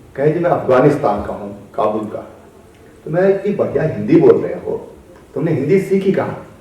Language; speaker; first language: Hindi; native; Hindi